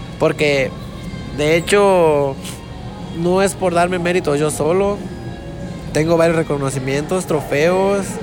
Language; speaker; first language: Spanish; native; Spanish